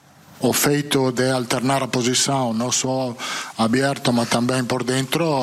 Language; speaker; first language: Portuguese; non-native, fluent; Italian